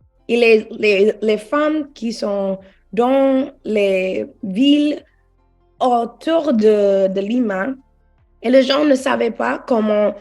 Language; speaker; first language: French; non-native, learner; English